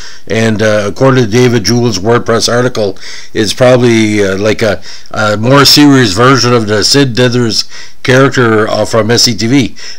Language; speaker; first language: English; native; English